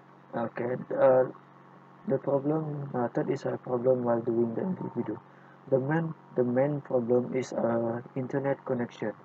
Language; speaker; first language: English; non-native, local second language; Malay